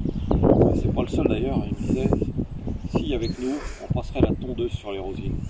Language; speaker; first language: French; native; French